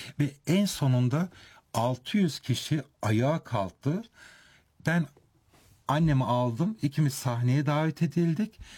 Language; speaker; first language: Turkish; early bilingual, heritage; Turkish